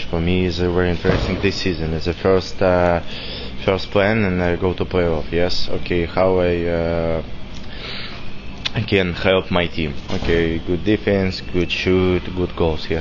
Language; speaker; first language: English; non-native, learner; Russian